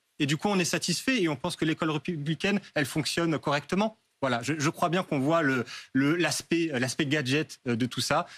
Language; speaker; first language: French; native; French